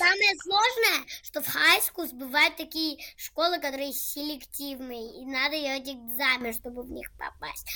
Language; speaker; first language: Russian; early bilingual, heritage; Russian